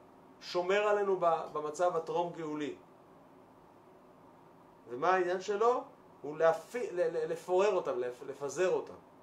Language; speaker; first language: Hebrew; native; Hebrew